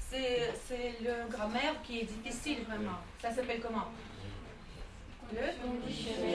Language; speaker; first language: French; non-native, fluent; Russian